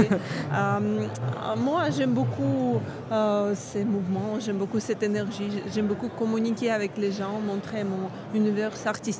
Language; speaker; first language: French; non-native, learner; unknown